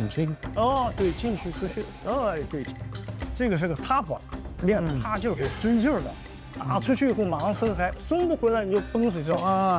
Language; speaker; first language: Chinese; native; Chinese